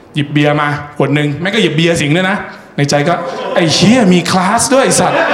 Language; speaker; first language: Thai; native; Thai